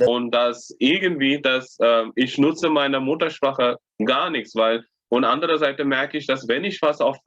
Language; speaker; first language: German; non-native, fluent; Tamil